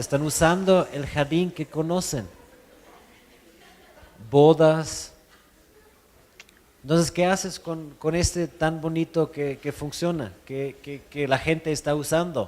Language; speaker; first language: Spanish; non-native, fluent; German